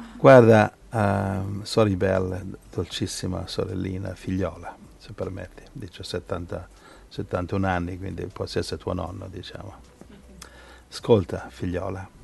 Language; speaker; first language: Italian; native; Italian